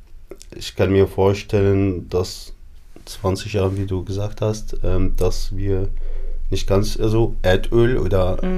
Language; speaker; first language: German; non-native, fluent; Arabic